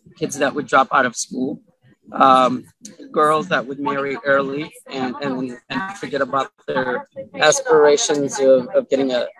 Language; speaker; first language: English; early bilingual, other home language; Arabic